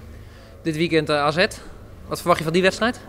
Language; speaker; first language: Dutch; native; Dutch